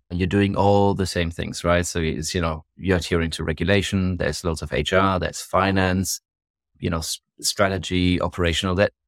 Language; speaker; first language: English; non-native, fluent; German